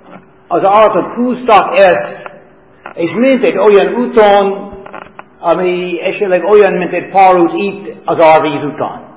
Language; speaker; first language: Hungarian; non-native, learner; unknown